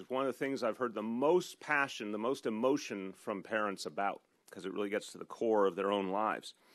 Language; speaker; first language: English; native; English